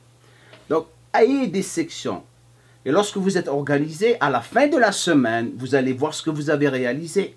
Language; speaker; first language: French; non-native, fluent; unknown